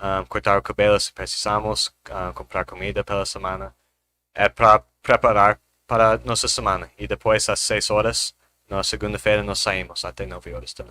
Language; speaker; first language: Portuguese; non-native, fluent; English